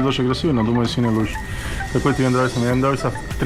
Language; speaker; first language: Russian; non-native, learner; Spanish